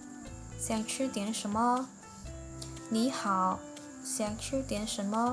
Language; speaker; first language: Chinese; non-native, fluent; Khmer